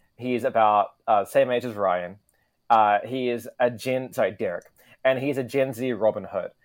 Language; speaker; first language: English; native; English